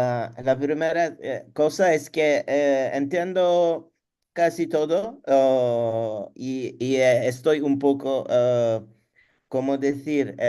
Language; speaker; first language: Spanish; non-native, learner; Turkish